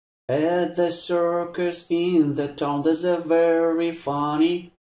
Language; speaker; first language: English; non-native, fluent; Russian